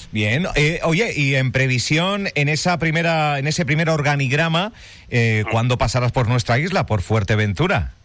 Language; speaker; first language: Spanish; native; Spanish